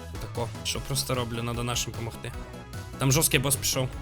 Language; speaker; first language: Ukrainian; non-native, local second language; Russian